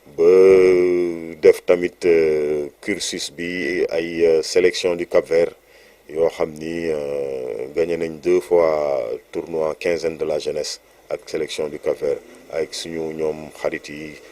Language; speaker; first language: Wolof; native; Wolof